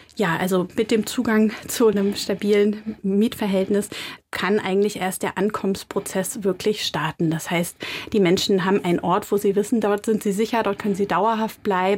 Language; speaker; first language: German; native; German